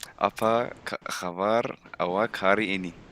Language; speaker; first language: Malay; non-native, learner; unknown